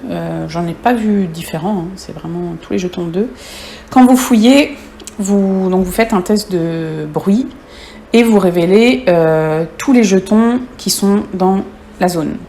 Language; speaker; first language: French; native; French